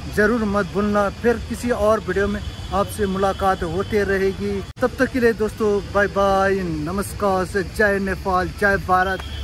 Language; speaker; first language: Hindi; native; Hindi